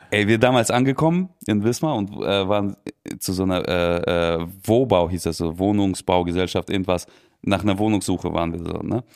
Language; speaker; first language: German; early bilingual, other home language; Russian